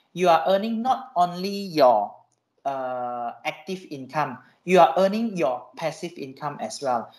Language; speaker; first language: English; non-native, local second language; Chinese